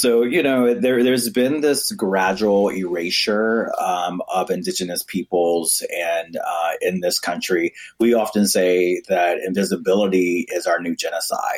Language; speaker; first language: English; native; English